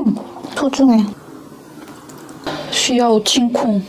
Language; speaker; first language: Chinese; non-native, learner; Korean